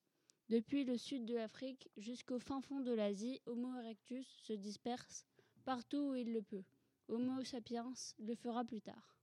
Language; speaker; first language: French; native; French